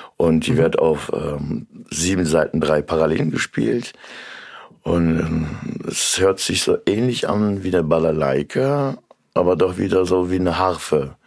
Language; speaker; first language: German; early bilingual, other home language; Turkish